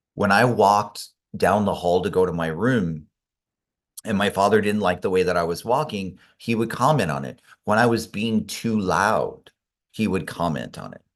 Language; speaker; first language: English; native; English